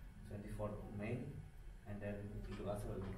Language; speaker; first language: English; non-native, fluent; Indonesian